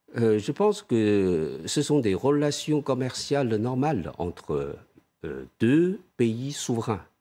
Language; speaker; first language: French; non-native, fluent; Chinese